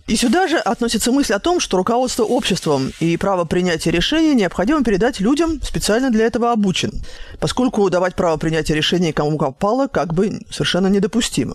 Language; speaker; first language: Russian; native; Russian